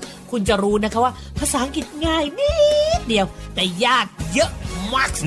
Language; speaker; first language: Thai; native; Thai